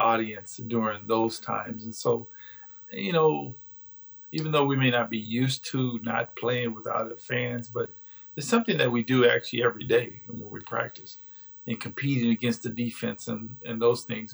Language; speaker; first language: English; native; English